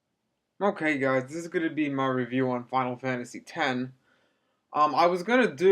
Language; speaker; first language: English; native; English